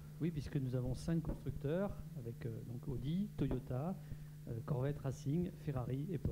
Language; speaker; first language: French; native; French